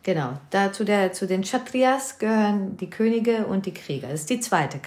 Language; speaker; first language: German; early bilingual, other home language; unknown